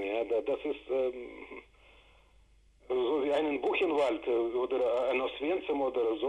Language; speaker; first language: German; non-native, fluent; Russian